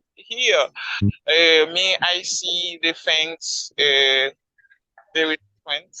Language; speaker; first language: English; non-native, learner; Haitian Creole